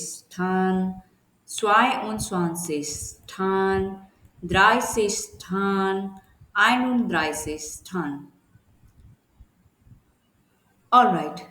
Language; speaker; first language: German; non-native, learner; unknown